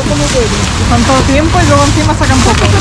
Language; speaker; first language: Spanish; non-native, learner; Filipino